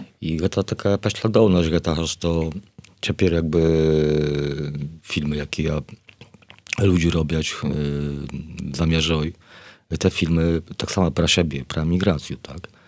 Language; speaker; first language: Polish; non-native, learner; Belarusian